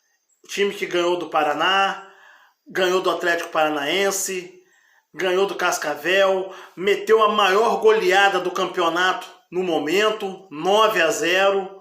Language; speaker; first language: Portuguese; native; Portuguese